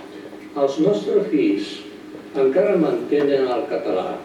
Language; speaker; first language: Catalan; non-native, fluent; Japanese